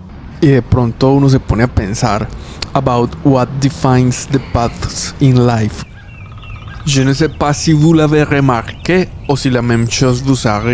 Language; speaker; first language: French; non-native, fluent; Spanish